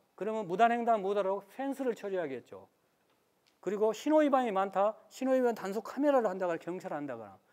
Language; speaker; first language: Korean; native; Korean